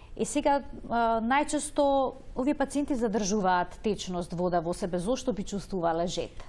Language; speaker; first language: Macedonian; native; Macedonian